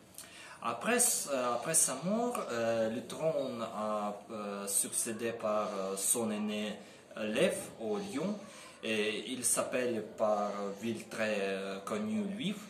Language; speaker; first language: French; non-native, learner; Ukrainian